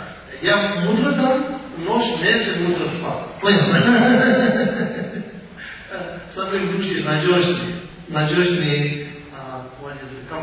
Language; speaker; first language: Russian; non-native, learner; Tibetan